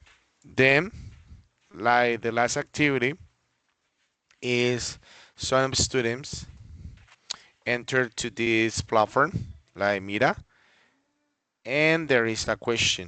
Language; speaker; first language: English; non-native, fluent; Spanish